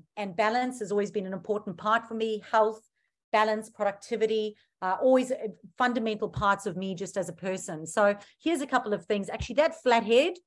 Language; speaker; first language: English; native; English